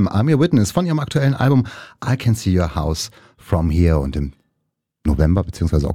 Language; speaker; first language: German; native; German